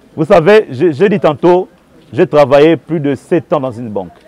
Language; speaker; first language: French; non-native, local second language; Lingala